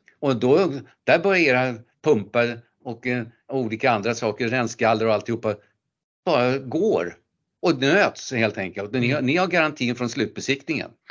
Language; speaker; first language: Swedish; native; Swedish